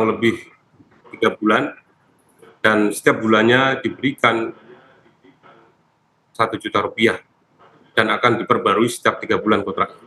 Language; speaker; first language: Indonesian; native; Indonesian